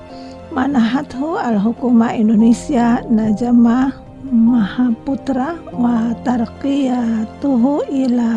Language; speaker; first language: Arabic; non-native, fluent; Indonesian